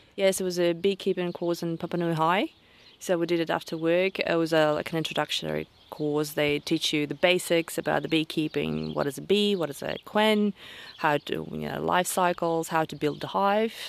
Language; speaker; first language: English; non-native, fluent; Russian